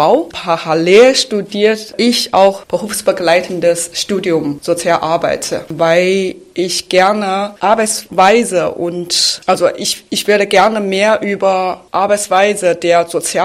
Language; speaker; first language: German; non-native, fluent; Chinese